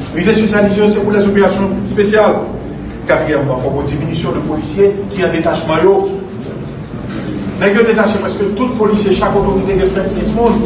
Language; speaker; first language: French; non-native, local second language; Haitian Creole